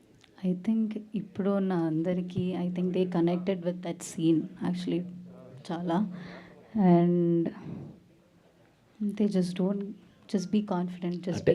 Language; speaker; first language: Telugu; non-native, local second language; Malayalam